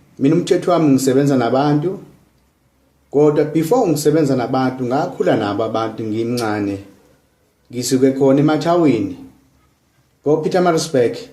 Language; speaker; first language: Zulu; non-native, local second language; English